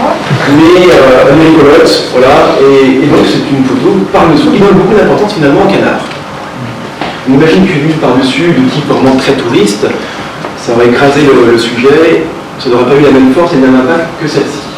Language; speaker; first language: French; native; French